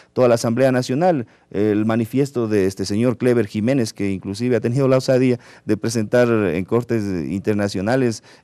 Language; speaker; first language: Spanish; native; Spanish